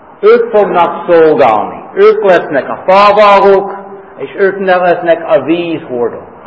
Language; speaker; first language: Hungarian; non-native, fluent; English